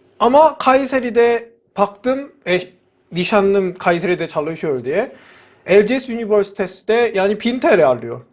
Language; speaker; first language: Turkish; non-native, fluent; Korean